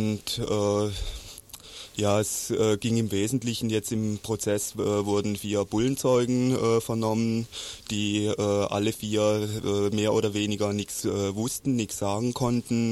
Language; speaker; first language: German; native; German